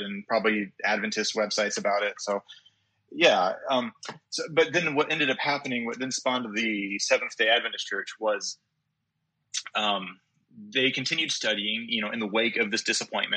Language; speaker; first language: English; native; English